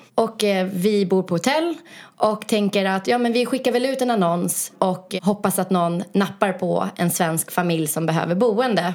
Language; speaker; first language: Swedish; native; Swedish